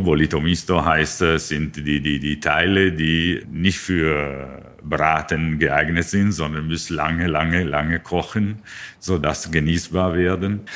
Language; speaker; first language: German; non-native, learner; Italian